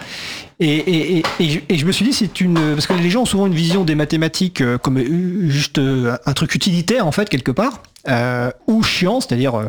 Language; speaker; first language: French; native; French